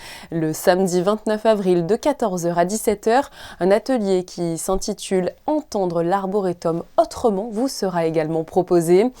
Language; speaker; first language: French; native; French